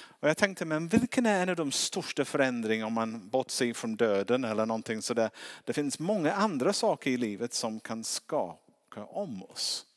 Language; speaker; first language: Swedish; non-native, fluent; English